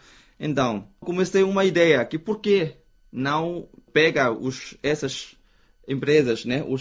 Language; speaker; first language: Portuguese; non-native, fluent; Chinese